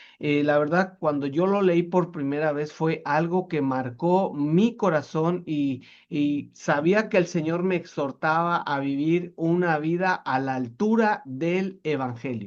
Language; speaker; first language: Spanish; native; Spanish